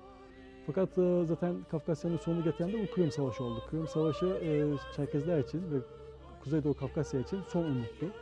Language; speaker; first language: Turkish; native; Turkish